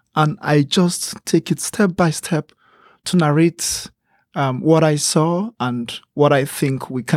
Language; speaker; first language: English; non-native, local second language; Igbo